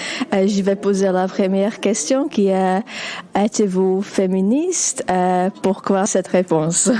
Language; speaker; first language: French; non-native, learner; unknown